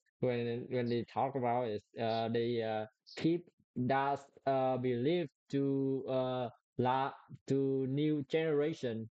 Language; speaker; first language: English; non-native, learner; Vietnamese